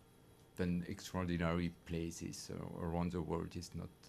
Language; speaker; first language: English; non-native, fluent; French